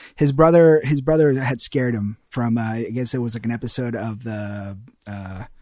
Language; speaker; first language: English; early bilingual, heritage; Spanish